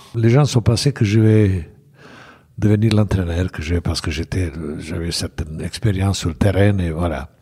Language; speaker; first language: French; non-native, fluent; Bosnian